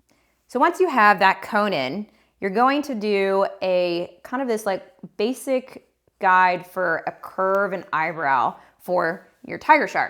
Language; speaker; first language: English; native; English